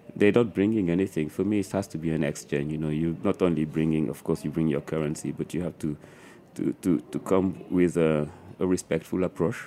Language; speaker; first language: English; non-native, fluent; French